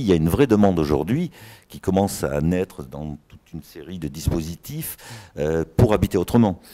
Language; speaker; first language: French; native; French